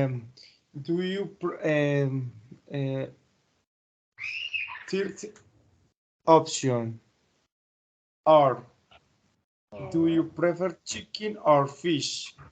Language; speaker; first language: English; non-native, learner; Spanish